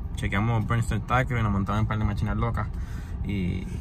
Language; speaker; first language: Spanish; early bilingual, heritage; Spanish